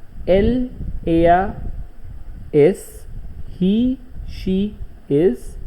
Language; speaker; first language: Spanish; non-native, learner; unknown